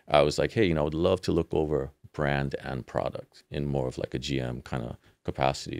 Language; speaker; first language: English; native; English